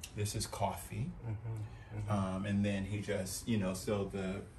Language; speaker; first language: English; native; English